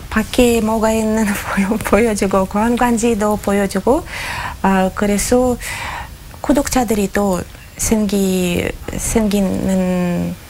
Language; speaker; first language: Korean; non-native, learner; Russian